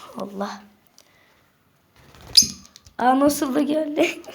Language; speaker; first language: Turkish; native; Turkish